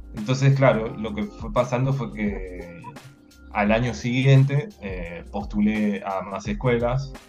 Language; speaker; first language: Spanish; native; Spanish